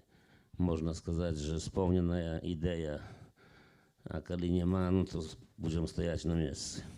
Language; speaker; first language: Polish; non-native, local second language; Belarusian